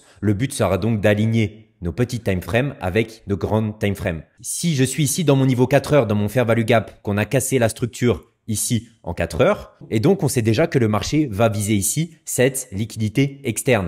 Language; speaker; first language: French; native; French